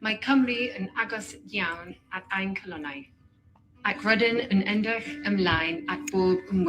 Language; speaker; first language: Welsh; non-native, learner; English